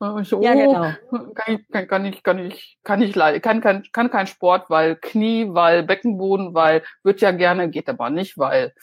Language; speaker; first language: German; native; German